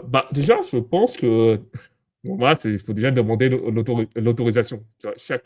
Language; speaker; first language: French; native; French